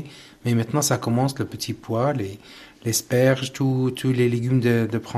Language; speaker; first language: French; non-native, learner; Arabic